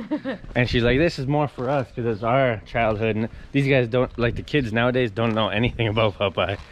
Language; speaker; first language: English; non-native, fluent; Croatian